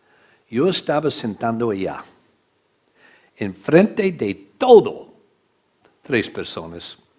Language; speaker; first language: Spanish; non-native, learner; English